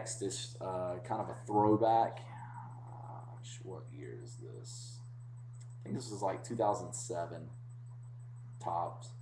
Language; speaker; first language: English; native; English